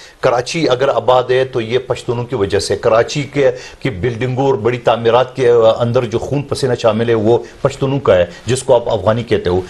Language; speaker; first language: Urdu; non-native, local second language; Pashto